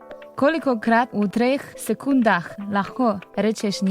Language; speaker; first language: Slovenian; non-native, fluent; Chinese